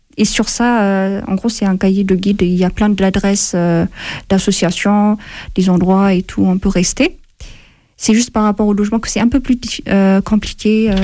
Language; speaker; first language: French; non-native, fluent; Amharic